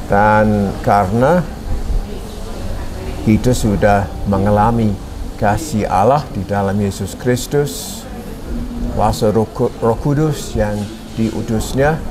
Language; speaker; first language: Indonesian; non-native, fluent; English